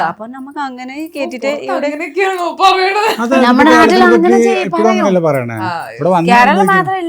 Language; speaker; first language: Malayalam; non-native, fluent; Nepali